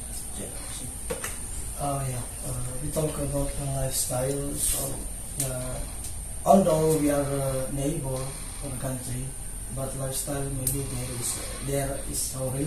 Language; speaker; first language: English; non-native, learner; Indonesian